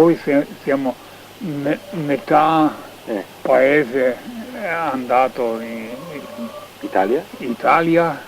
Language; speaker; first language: Italian; non-native, learner; Slovenian